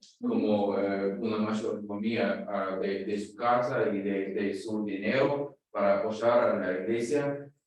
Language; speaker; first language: Spanish; non-native, fluent; English